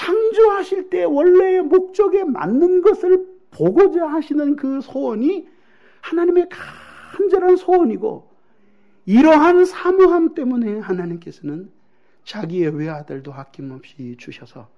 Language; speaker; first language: Korean; native; Korean